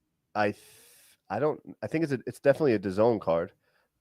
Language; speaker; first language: English; native; English